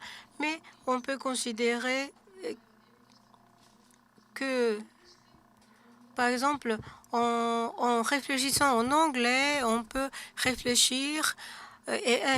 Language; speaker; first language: French; non-native, fluent; Japanese